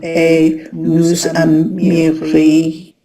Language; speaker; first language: French; non-native, learner; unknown